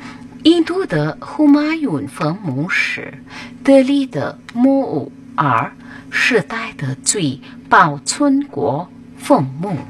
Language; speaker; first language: Chinese; non-native, fluent; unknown